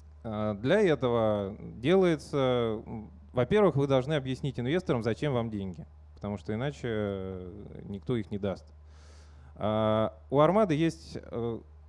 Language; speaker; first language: Russian; native; Russian